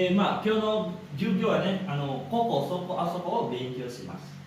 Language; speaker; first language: Japanese; non-native, learner; Indonesian